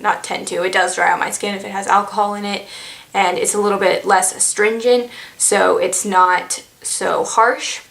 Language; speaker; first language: English; native; English